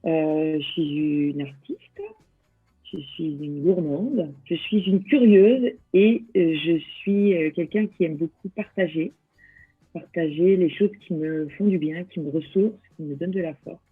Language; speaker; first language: French; native; French